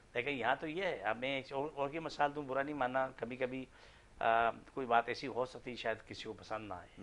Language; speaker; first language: Urdu; non-native, local second language; Punjabi